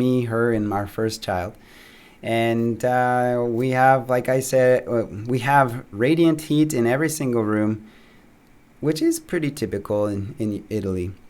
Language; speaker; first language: English; native; English